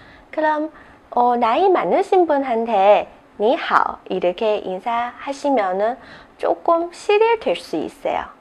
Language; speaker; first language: Korean; non-native, fluent; Chinese